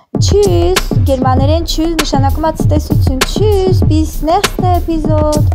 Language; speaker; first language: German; non-native, fluent; Armenian